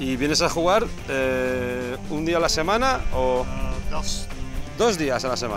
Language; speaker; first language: Spanish; native; Spanish